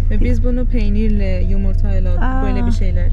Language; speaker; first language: Turkish; non-native, fluent; Persian